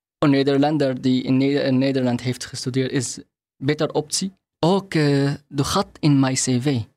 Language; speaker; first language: Dutch; non-native, learner; Arabic